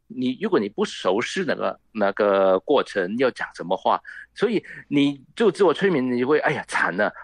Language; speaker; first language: Chinese; non-native, local second language; Cantonese